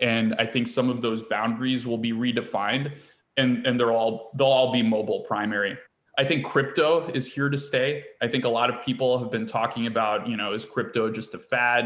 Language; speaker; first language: English; native; English